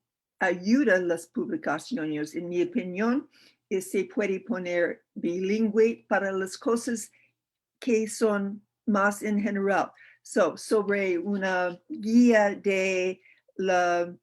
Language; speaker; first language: Spanish; non-native, learner; English